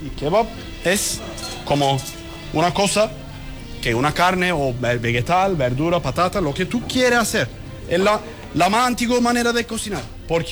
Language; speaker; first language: Spanish; non-native, learner; Turkish